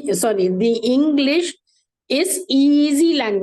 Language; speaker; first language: English; non-native, learner; Urdu